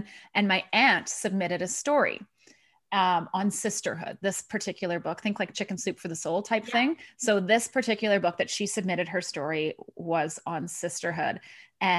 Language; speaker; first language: English; native; English